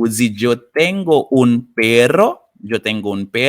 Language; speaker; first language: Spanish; non-native, fluent; Haitian Creole